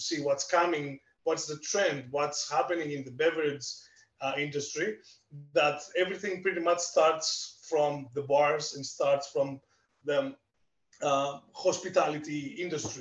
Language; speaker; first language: English; non-native, fluent; Greek